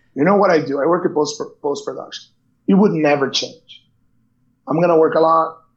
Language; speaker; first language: English; non-native, fluent; Portuguese